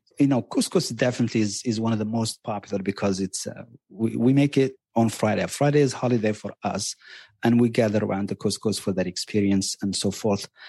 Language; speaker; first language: English; non-native, fluent; Berber languages